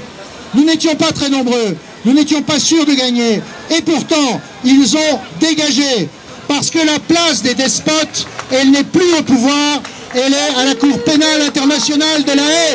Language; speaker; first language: French; native; French